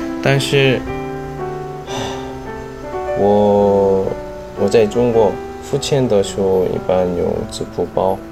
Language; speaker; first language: Chinese; non-native, fluent; Korean